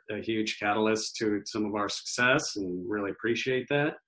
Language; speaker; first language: English; native; English